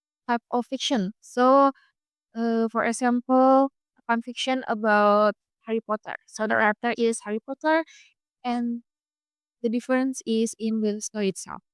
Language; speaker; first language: English; non-native, fluent; Indonesian